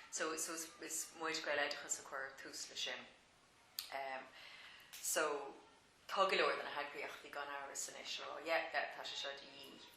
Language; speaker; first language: Irish; non-native, local second language; English